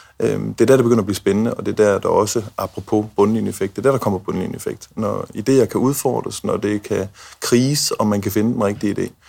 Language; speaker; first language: Danish; native; Danish